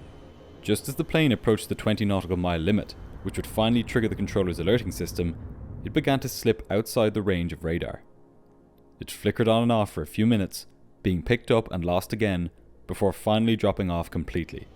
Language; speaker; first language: English; native; English